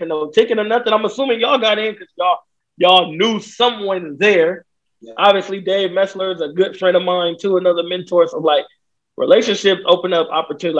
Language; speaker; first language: English; native; English